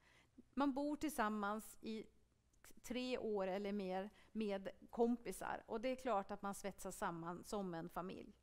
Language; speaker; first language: Swedish; native; Swedish